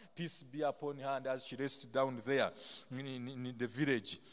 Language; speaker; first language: English; non-native, local second language; Ganda